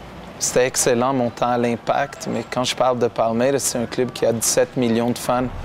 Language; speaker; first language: French; non-native, local second language; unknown